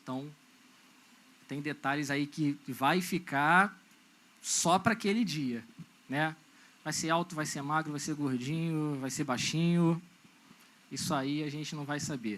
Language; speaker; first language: Portuguese; native; Portuguese